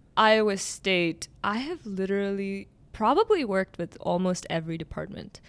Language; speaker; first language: English; early bilingual, other home language; Arabic